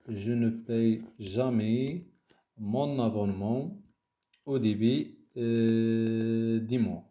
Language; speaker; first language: French; non-native, local second language; Arabic